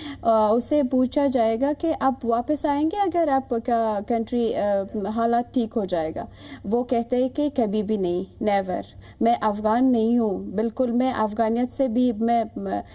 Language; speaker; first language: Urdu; non-native, fluent; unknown